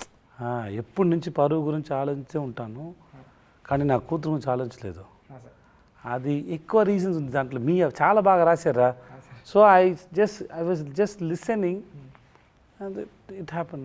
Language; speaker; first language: Telugu; non-native, learner; Tamil